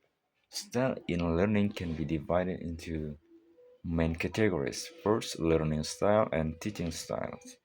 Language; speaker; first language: English; non-native, learner; Indonesian